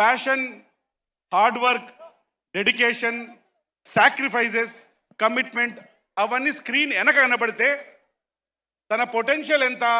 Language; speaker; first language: Telugu; native; Telugu